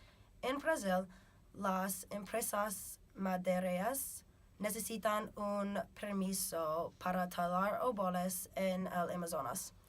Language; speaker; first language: Spanish; non-native, fluent; English